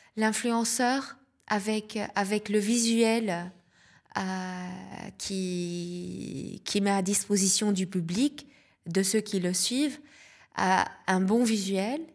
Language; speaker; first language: French; non-native, local second language; Arabic